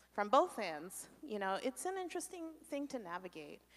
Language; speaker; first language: English; native; English